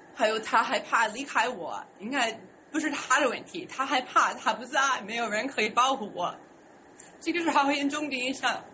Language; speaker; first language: Chinese; non-native, learner; English